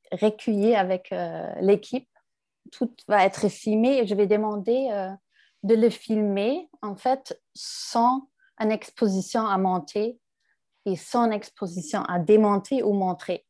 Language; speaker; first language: French; non-native, fluent; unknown